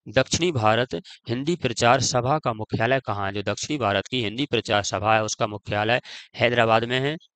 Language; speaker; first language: Hindi; native; Hindi